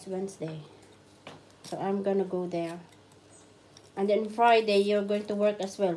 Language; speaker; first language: English; non-native, local second language; Filipino